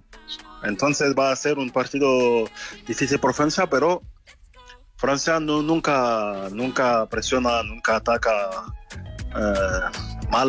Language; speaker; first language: Spanish; non-native, fluent; French